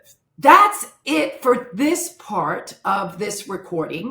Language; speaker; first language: English; native; English